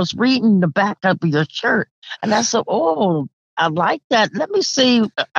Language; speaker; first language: English; native; English